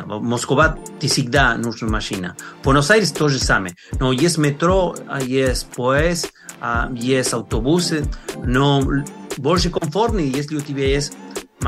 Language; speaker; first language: Russian; non-native, learner; Spanish